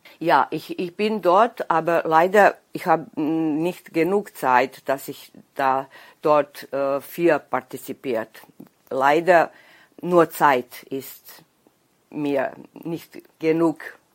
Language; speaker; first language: German; non-native, local second language; Serbian